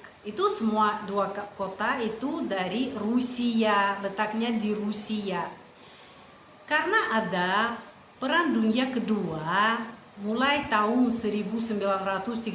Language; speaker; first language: Indonesian; non-native, fluent; Russian